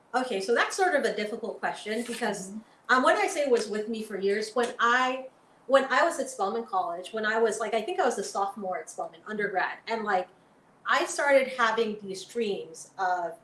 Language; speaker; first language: English; early bilingual, other home language; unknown